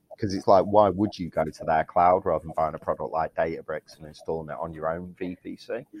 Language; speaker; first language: English; native; English